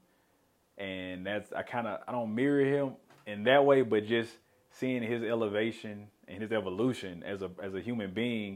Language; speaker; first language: English; native; English